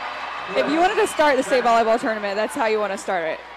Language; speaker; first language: English; native; English